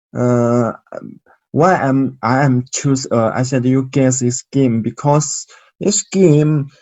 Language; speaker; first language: English; non-native, learner; Chinese